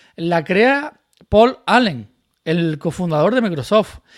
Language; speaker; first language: Spanish; native; Spanish